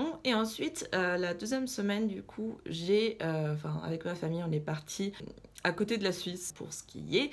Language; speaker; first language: French; early bilingual, other home language; Russian